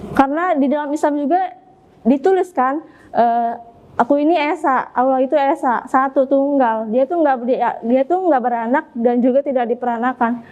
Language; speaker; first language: Indonesian; native; Indonesian